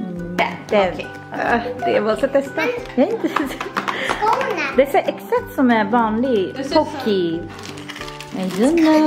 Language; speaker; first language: Swedish; non-native, learner; Japanese